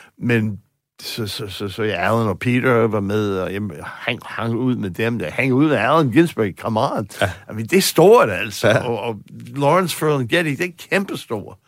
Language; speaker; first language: Danish; non-native, fluent; English